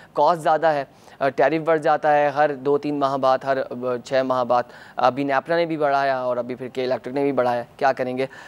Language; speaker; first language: Urdu; native; Urdu